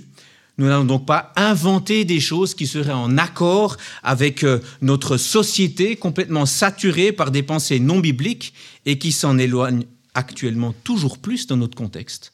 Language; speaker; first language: French; native; French